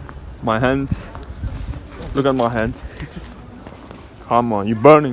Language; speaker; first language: English; non-native, fluent; Turkish